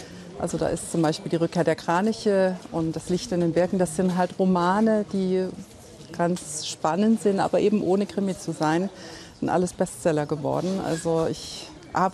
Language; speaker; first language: German; native; German